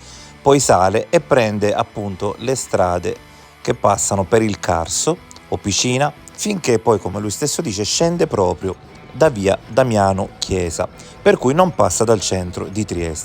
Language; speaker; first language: Italian; native; Italian